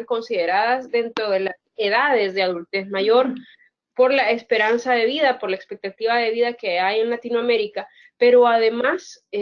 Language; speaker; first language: Spanish; native; Spanish